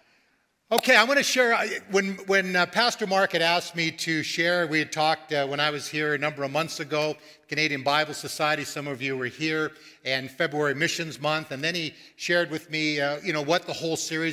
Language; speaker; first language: English; native; English